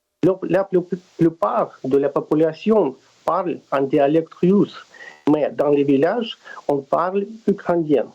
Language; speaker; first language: French; non-native, fluent; Russian